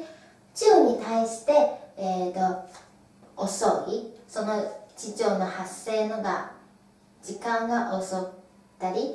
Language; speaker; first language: Japanese; non-native, fluent; Chinese